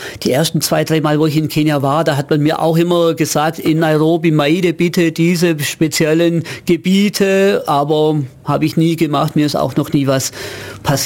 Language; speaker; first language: German; native; German